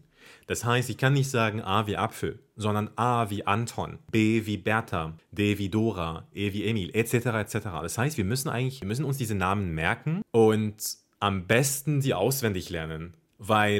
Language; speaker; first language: German; non-native, fluent; Arabic